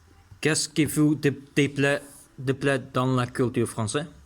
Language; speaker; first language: French; non-native, learner; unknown